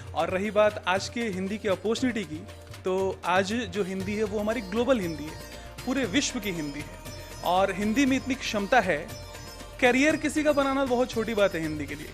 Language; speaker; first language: Hindi; native; Hindi